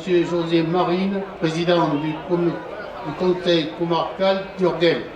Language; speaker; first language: French; native; French